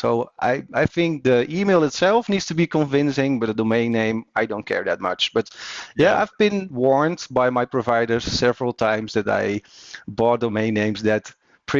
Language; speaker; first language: English; non-native, fluent; Dutch